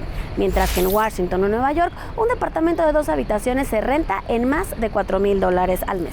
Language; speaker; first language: Spanish; native; Spanish